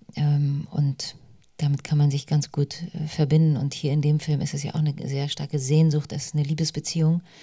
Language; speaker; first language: German; early bilingual, other home language; Polish